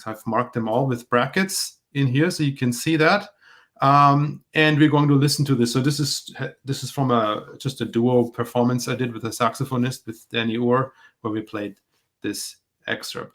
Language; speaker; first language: English; non-native, fluent; German